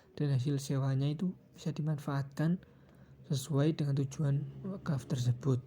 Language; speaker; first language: Indonesian; native; Indonesian